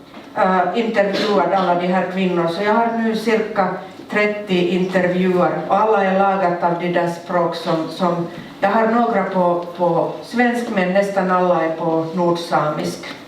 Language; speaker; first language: Swedish; non-native, local second language; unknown